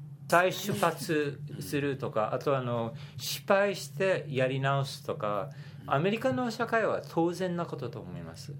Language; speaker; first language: Japanese; non-native, fluent; English